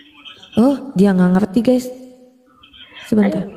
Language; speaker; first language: Indonesian; native; Indonesian